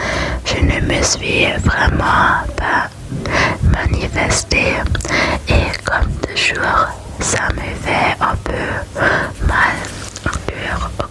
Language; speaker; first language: French; non-native, learner; German